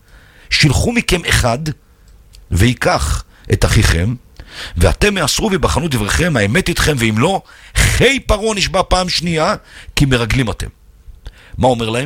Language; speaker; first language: Hebrew; native; Hebrew